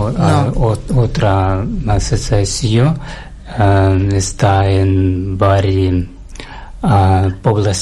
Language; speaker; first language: Catalan; non-native, learner; Russian